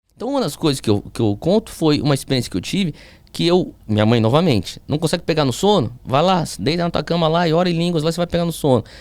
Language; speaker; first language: Portuguese; early bilingual, heritage; Portuguese